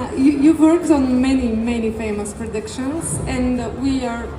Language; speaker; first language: English; non-native, fluent; Bulgarian